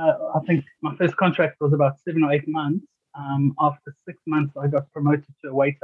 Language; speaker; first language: English; native; English